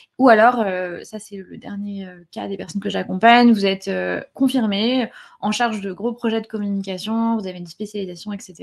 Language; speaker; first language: French; native; French